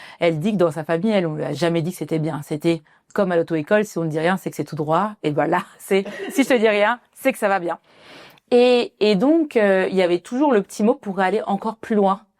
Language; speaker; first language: French; early bilingual, other home language; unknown